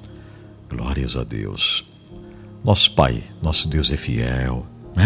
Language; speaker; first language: Portuguese; native; Portuguese